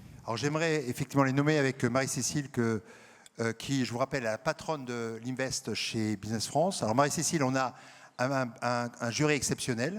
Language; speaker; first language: French; native; French